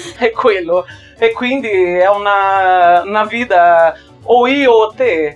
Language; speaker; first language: Italian; non-native, fluent; Portuguese